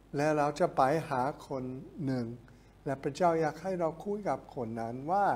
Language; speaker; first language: Thai; non-native, fluent; English